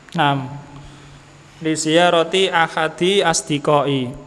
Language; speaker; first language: Arabic; non-native, fluent; Indonesian